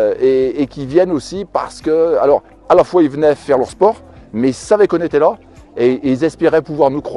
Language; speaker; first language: French; native; French